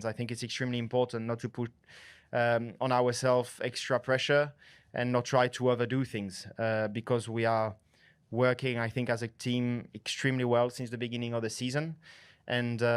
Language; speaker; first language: English; non-native, fluent; French